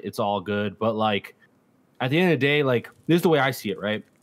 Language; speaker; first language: English; native; English